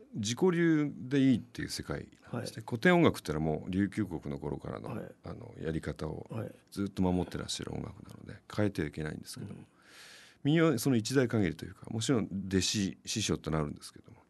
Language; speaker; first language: Japanese; native; Japanese